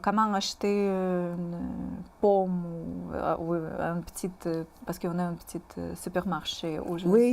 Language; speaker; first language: French; non-native, fluent; Russian